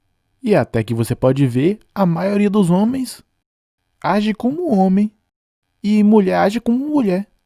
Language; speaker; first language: Portuguese; non-native, fluent; English